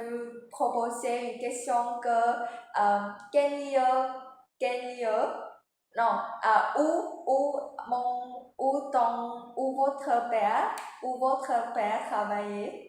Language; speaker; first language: French; non-native, learner; Vietnamese